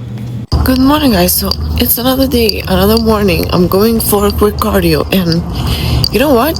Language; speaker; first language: English; non-native, fluent; Lithuanian